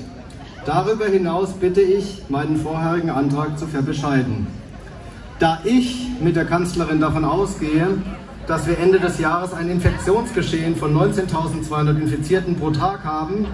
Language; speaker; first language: German; native; German